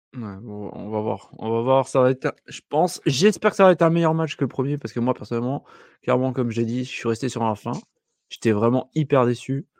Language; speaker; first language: French; native; French